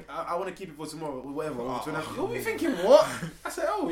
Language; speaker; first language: English; native; English